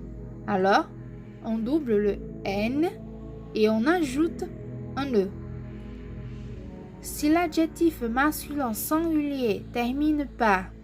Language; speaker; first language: French; non-native, fluent; Portuguese